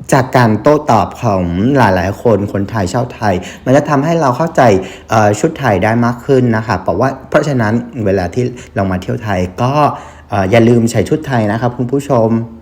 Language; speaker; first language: Thai; non-native, fluent; Vietnamese